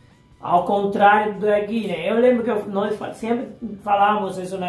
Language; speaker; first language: Portuguese; non-native, fluent; Spanish